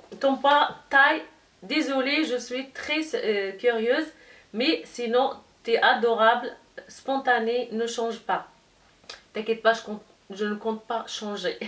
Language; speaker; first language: French; non-native, local second language; Arabic